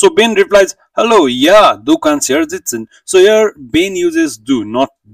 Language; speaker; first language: German; non-native, learner; Nepali